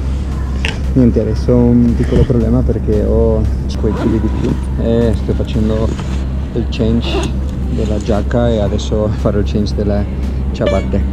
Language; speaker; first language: Italian; non-native, fluent; Spanish